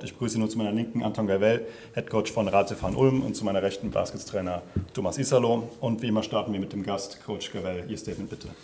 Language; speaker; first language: German; native; German